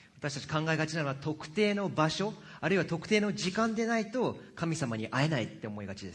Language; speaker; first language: Japanese; native; Japanese